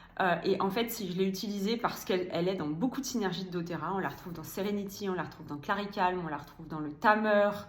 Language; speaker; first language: French; native; French